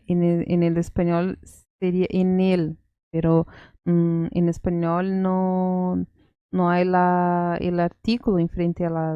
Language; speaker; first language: Spanish; non-native, fluent; Portuguese